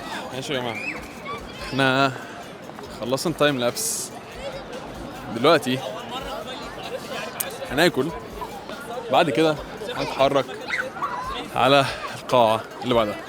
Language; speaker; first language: Arabic; native; Arabic